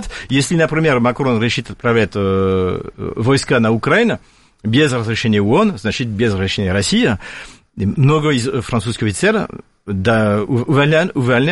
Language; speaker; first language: Russian; non-native, fluent; French